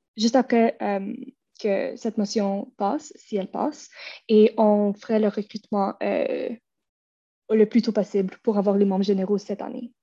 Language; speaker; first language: French; native; French